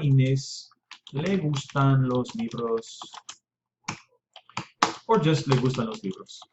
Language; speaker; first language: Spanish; non-native, fluent; English